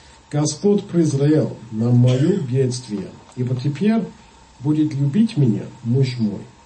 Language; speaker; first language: Russian; non-native, fluent; English